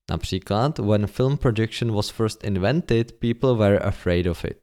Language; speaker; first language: English; non-native, fluent; Czech